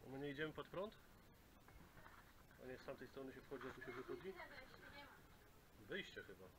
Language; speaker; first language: Polish; native; Polish